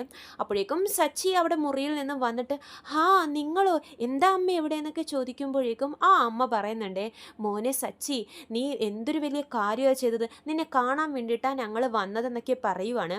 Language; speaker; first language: Malayalam; native; Malayalam